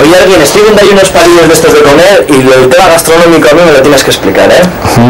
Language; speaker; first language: Spanish; native; Spanish